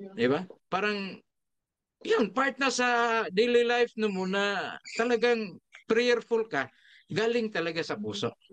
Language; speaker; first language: Filipino; non-native, local second language; Cebuano